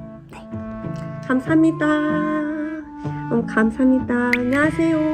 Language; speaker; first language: Korean; non-native, learner; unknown